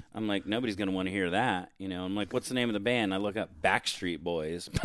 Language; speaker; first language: English; native; English